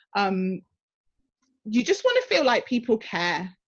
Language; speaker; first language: English; native; English